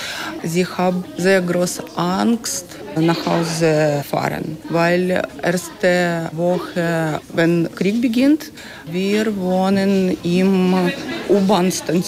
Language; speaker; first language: German; non-native, learner; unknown